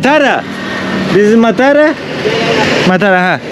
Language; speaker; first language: English; non-native, learner; Turkish